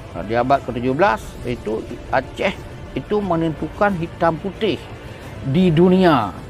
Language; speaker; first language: Malay; non-native, local second language; Achinese